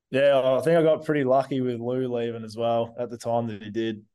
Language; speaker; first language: English; native; English